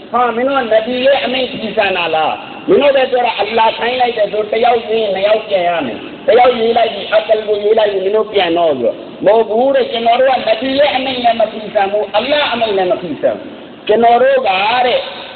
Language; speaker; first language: Burmese; non-native, local second language; Rohingya